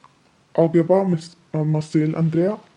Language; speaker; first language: French; non-native, learner; Spanish